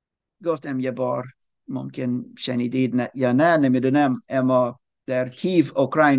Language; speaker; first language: Persian; non-native, learner; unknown